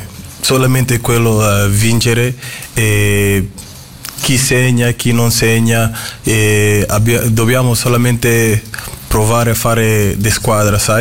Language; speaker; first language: Italian; non-native, fluent; Portuguese